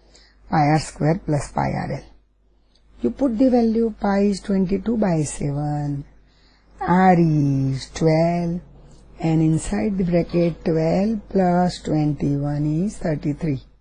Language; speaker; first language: English; non-native, local second language; Gujarati